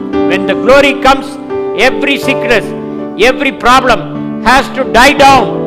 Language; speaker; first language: English; non-native, local second language; Tamil